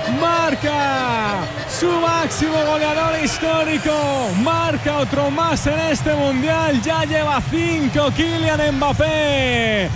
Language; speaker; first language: Spanish; native; Spanish